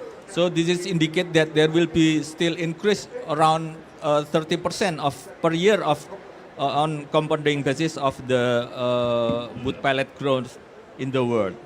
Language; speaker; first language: English; non-native, fluent; Indonesian